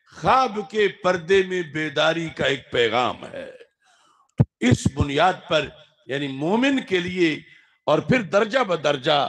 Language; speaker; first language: Urdu; non-native, local second language; Punjabi